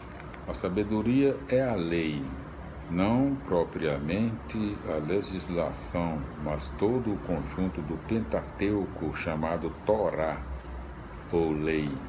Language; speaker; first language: Portuguese; native; Portuguese